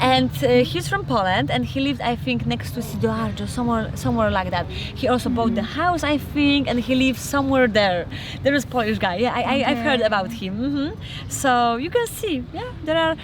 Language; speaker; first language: English; non-native, fluent; Polish